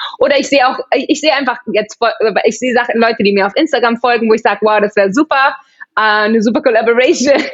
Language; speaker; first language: German; early bilingual, heritage; German